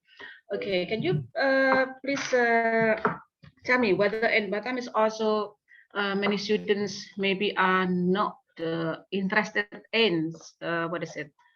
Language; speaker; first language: English; non-native, fluent; Indonesian